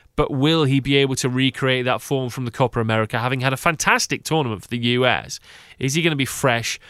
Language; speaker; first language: English; native; English